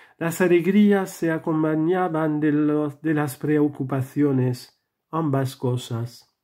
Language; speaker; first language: Spanish; non-native, fluent; French